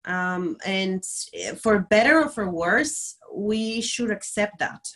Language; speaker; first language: English; non-native, fluent; Bulgarian